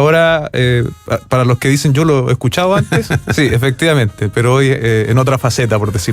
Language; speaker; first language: Spanish; native; Spanish